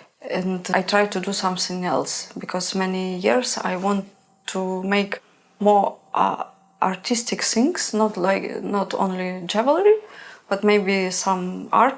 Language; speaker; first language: English; non-native, learner; Ukrainian